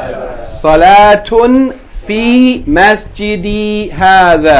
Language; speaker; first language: Arabic; non-native, fluent; English